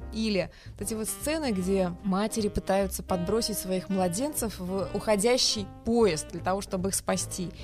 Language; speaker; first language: Russian; non-native, local second language; Tatar